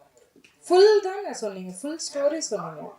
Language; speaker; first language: Tamil; non-native, local second language; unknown